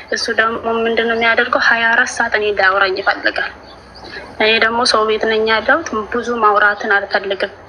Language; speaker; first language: Amharic; native; Amharic